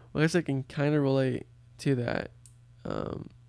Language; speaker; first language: English; early bilingual, other home language; Spanish